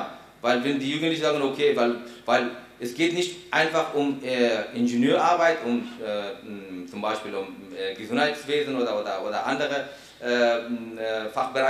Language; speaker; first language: German; non-native, fluent; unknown